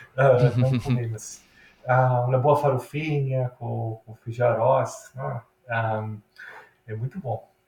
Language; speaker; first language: Portuguese; non-native, fluent; Italian